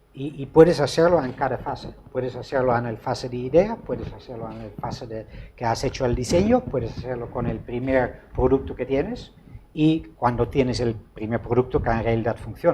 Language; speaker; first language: Spanish; non-native, fluent; Dutch